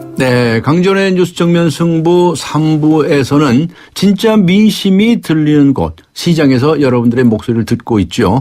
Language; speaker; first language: Korean; native; Korean